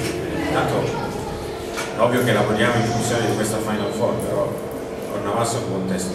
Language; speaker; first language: Italian; native; Italian